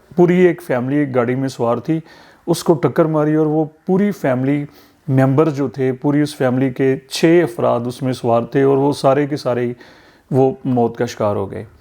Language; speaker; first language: Urdu; non-native, local second language; Punjabi